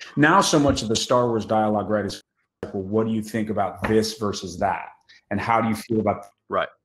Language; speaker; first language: English; native; English